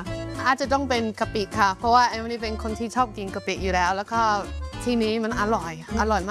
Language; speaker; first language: Thai; non-native, fluent; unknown